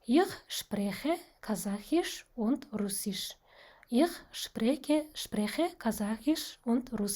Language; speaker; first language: German; non-native, fluent; Kazakh